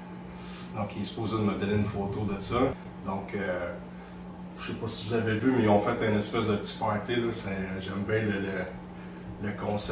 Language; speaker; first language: French; native; French